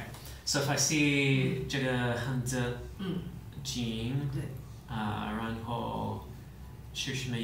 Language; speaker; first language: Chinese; non-native, learner; English